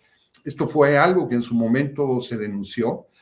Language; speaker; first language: Spanish; native; Spanish